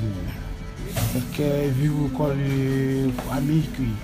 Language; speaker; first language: French; non-native, learner; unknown